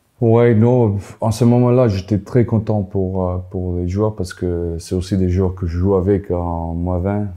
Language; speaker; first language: French; non-native, fluent; Afrikaans